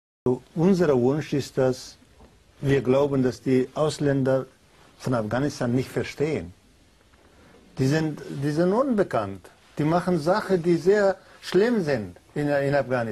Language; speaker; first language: German; non-native, learner; Pashto